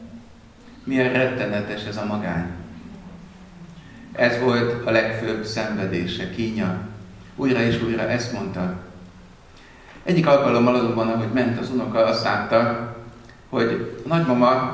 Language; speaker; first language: Hungarian; native; Hungarian